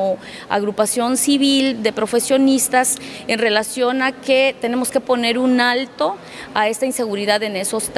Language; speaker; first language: Spanish; native; Spanish